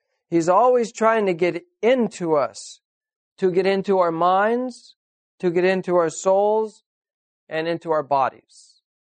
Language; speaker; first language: English; native; English